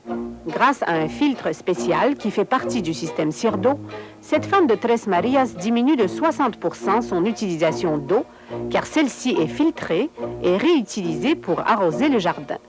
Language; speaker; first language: French; native; French